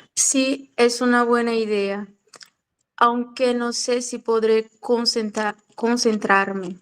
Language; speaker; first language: Spanish; non-native, learner; Portuguese